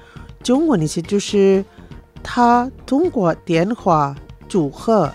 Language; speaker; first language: Chinese; non-native, fluent; Indonesian